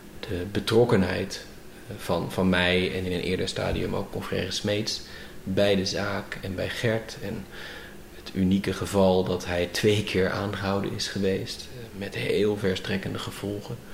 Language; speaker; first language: Dutch; native; Dutch